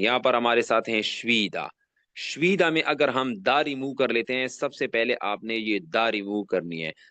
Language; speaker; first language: Urdu; non-native, local second language; Pashto